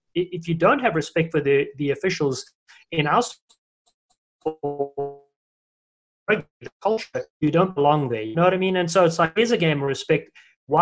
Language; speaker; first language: English; native; English